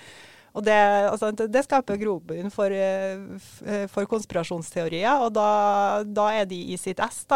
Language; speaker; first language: Norwegian; native; Norwegian